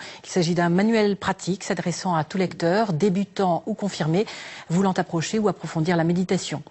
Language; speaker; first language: French; native; French